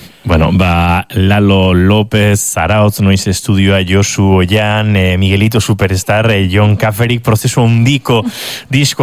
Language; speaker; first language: Basque; native; Basque